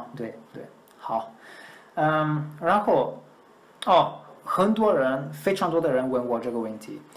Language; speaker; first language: Chinese; non-native, fluent; Italian